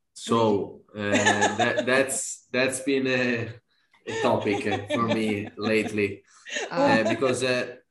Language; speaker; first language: English; non-native, fluent; Italian